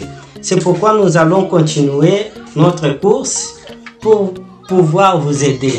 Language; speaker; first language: French; non-native, learner; Portuguese